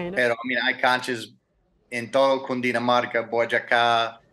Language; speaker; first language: Spanish; non-native, learner; English